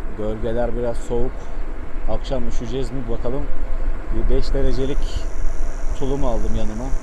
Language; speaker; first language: Turkish; native; Turkish